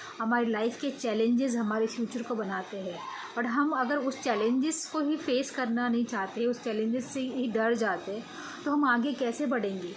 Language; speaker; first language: Hindi; native; Hindi